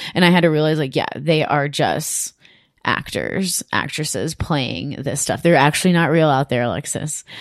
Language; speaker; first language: English; native; English